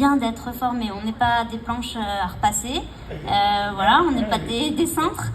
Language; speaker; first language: French; native; French